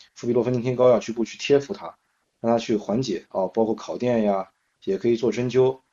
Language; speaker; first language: Chinese; native; Chinese